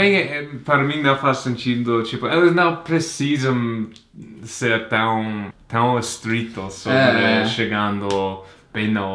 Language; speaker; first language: Portuguese; non-native, fluent; English